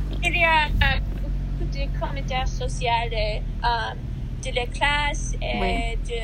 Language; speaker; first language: French; non-native, learner; English